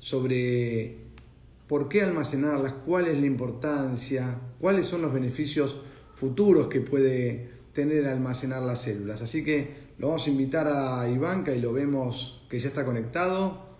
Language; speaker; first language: Spanish; native; Spanish